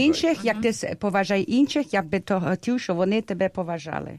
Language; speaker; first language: Ukrainian; early bilingual, heritage; Ukrainian